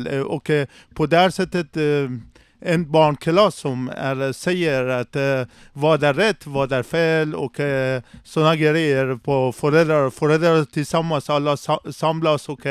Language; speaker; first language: Swedish; non-native, learner; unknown